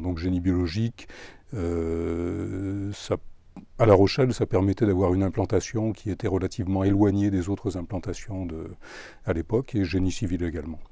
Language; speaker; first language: French; native; French